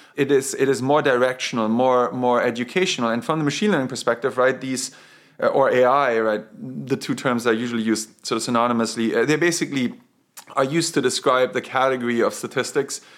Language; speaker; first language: English; non-native, fluent; German